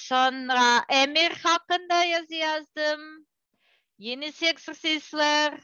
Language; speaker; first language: Turkish; non-native, learner; Serbian